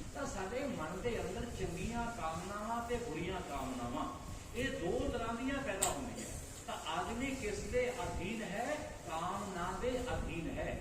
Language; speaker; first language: Hindi; non-native, local second language; Punjabi